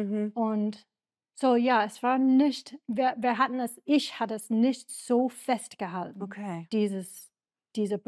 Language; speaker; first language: German; non-native, learner; English